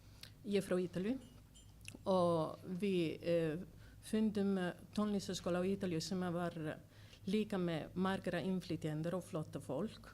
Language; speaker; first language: Icelandic; non-native, learner; Italian